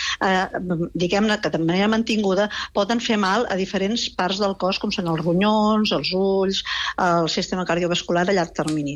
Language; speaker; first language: Catalan; native; Catalan